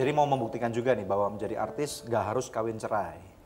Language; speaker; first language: Indonesian; native; Indonesian